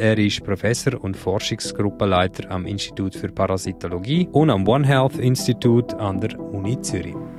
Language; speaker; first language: German; native; German